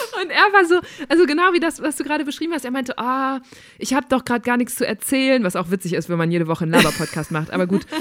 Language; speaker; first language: German; native; German